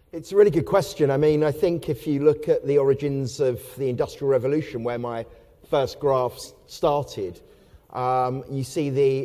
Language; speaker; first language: English; native; English